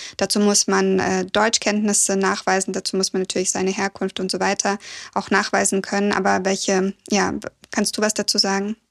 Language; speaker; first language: German; early bilingual, other home language; Russian